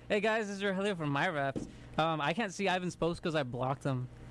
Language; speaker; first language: English; early bilingual, other home language; Spanish